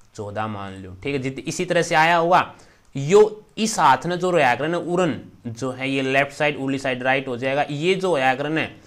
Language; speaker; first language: Hindi; native; Hindi